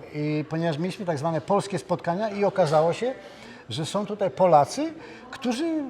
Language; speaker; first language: Polish; native; Polish